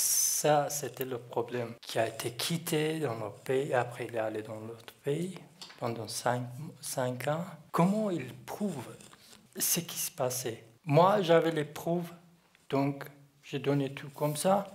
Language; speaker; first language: French; non-native, learner; Kurdish